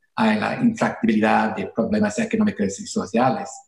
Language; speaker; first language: Spanish; non-native, fluent; English